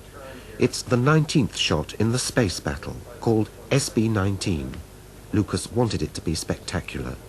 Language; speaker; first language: English; native; English